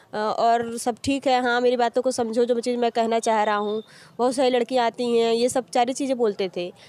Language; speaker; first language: Hindi; native; Hindi